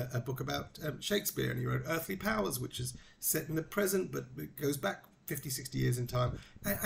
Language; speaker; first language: English; native; English